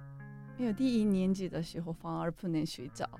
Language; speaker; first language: Chinese; non-native, fluent; Japanese